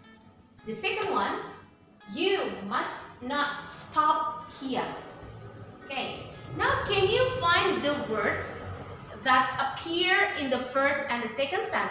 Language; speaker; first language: English; non-native, fluent; Indonesian